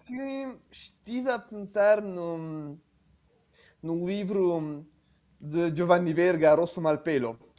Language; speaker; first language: Portuguese; non-native, fluent; Italian